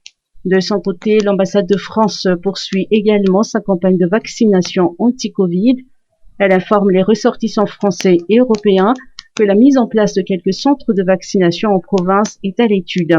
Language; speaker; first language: French; non-native, local second language; Malagasy